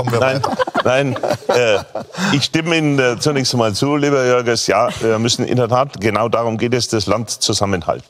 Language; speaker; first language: German; native; German